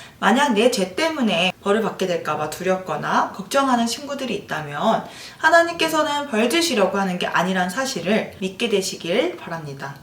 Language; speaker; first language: Korean; native; Korean